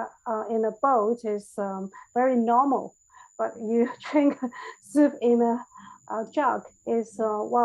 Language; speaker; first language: English; non-native, learner; Chinese